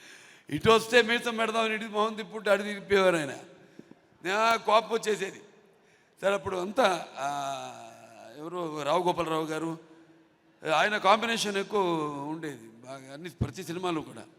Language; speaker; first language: Telugu; native; Telugu